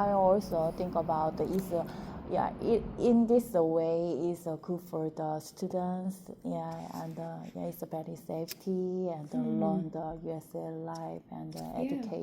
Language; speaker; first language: English; non-native, learner; Korean